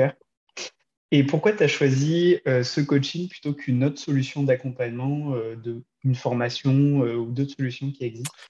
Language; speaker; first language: French; native; French